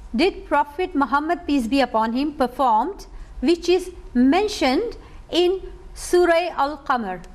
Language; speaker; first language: English; non-native, local second language; Urdu